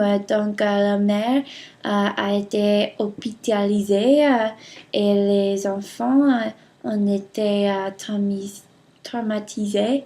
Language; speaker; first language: French; non-native, learner; English